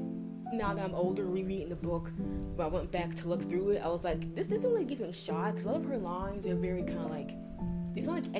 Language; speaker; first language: English; native; English